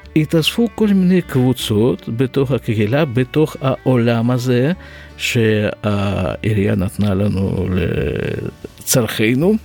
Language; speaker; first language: Hebrew; non-native, fluent; Russian